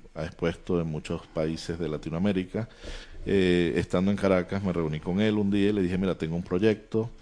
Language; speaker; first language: Spanish; native; Spanish